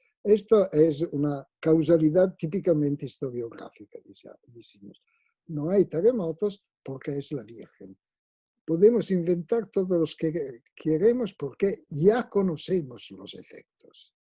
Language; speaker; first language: Spanish; non-native, fluent; Italian